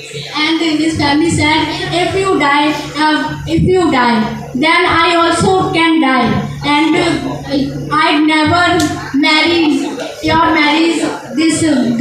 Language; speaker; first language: English; non-native, learner; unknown